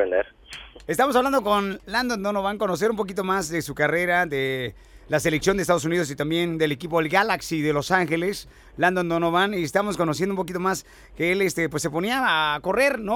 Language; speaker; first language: Spanish; native; Spanish